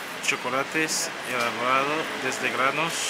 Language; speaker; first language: Spanish; non-native, learner; Haitian Creole